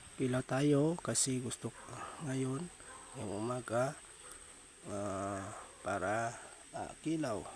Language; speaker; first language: Filipino; non-native, local second language; Cebuano